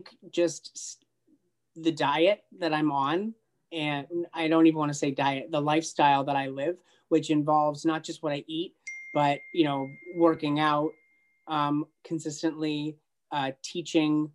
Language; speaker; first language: English; native; English